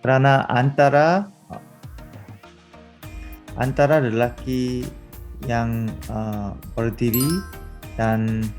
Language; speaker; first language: Indonesian; non-native, learner; Korean